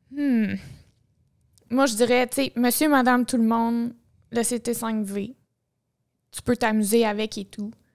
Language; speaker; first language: French; native; French